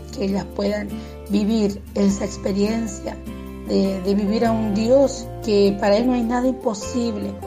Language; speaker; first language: Spanish; early bilingual, other home language; Quechua